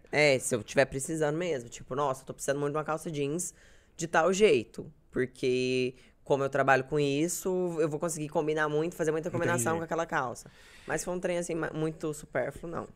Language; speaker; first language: Portuguese; native; Portuguese